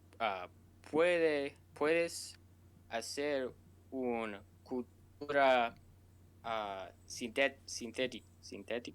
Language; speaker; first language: Spanish; non-native, learner; English